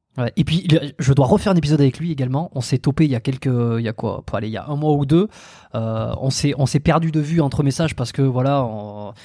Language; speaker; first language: French; native; French